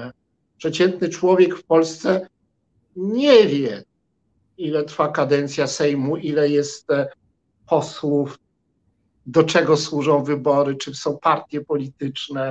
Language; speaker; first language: Polish; native; Polish